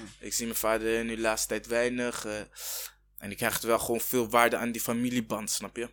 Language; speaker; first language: Dutch; early bilingual, other home language; Kinyarwanda